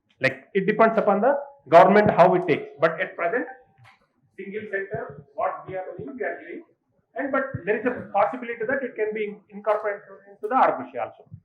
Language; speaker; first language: English; non-native, local second language; Telugu